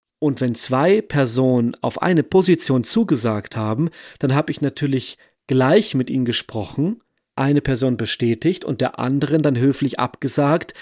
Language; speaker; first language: German; native; German